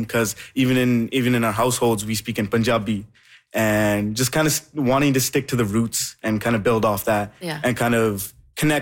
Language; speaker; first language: English; native; English